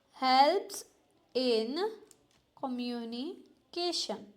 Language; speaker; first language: English; non-native, local second language; Kannada